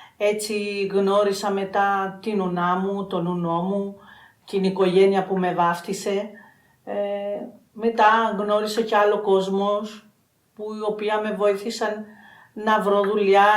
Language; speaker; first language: Greek; non-native, fluent; Albanian